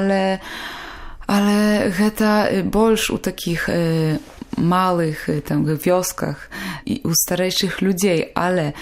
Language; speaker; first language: Polish; non-native, local second language; Belarusian